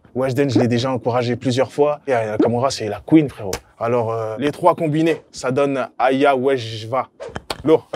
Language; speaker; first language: French; early bilingual, other home language; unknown